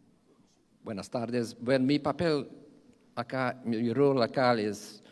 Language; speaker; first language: Spanish; non-native, fluent; Portuguese